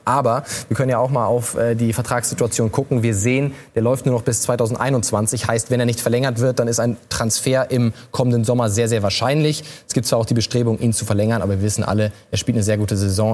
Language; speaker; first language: German; native; German